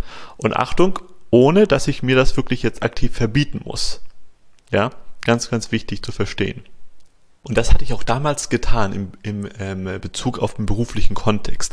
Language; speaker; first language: German; native; German